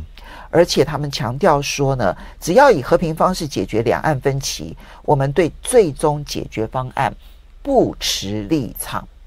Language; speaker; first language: Chinese; native; Chinese